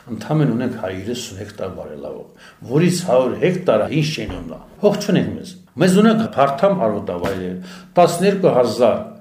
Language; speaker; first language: Armenian; native; Armenian